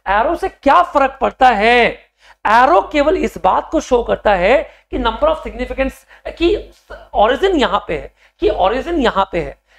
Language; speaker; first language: Hindi; native; Hindi